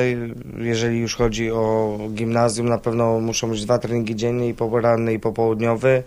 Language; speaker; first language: Polish; native; Polish